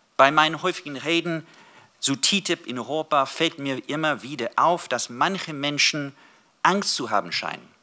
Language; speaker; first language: German; non-native, fluent; English